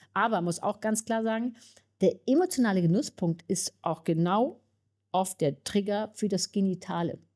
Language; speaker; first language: German; native; German